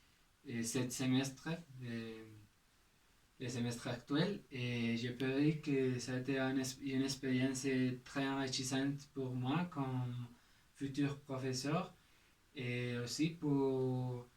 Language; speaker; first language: French; non-native, learner; Spanish